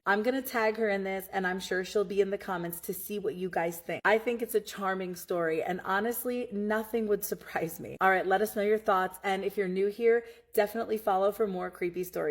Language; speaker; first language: English; native; English